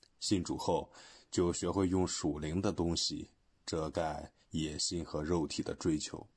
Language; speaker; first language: Chinese; non-native, fluent; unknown